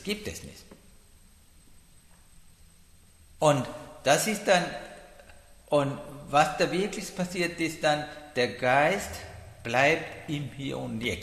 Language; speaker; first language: German; non-native, learner; Sinhala